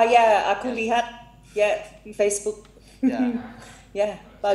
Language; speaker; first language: Indonesian; non-native, fluent; English